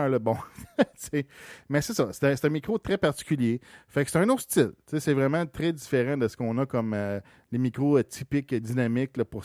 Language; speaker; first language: French; native; French